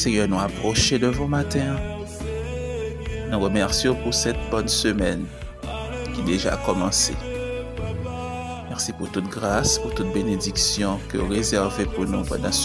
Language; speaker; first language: French; non-native, learner; Haitian Creole